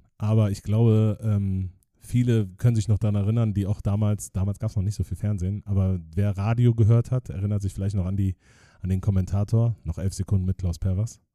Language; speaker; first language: German; native; German